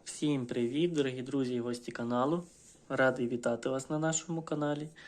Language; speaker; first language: Ukrainian; non-native, local second language; Russian